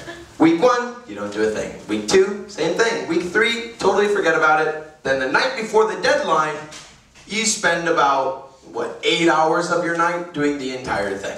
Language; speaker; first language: English; native; English